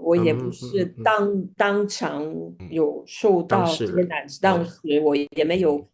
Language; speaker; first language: Chinese; non-native, fluent; Spanish